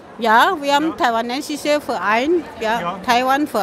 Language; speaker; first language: German; non-native, fluent; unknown